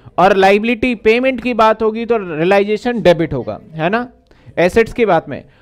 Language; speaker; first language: Hindi; native; Hindi